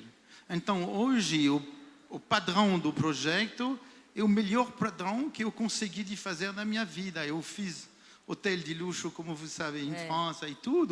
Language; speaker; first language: Portuguese; non-native, fluent; French